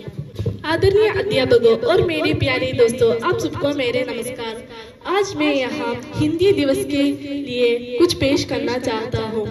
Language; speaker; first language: Hindi; non-native, local second language; Malayalam